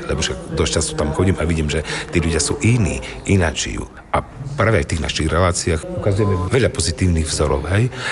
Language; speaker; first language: Slovak; non-native, local second language; Romany